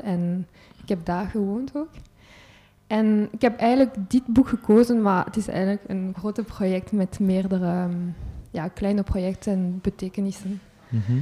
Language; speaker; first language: Dutch; non-native, local second language; French